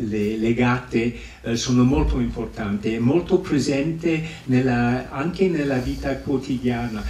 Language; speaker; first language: Italian; non-native, fluent; English